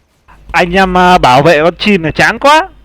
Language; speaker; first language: Vietnamese; native; Vietnamese